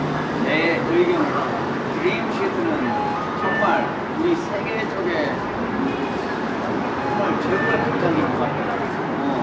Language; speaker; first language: Korean; early bilingual, heritage; English